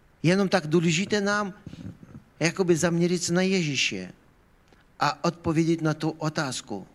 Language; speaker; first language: Czech; non-native, fluent; Ukrainian